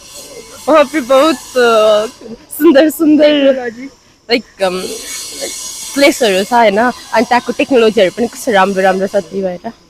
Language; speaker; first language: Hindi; non-native, learner; Nepali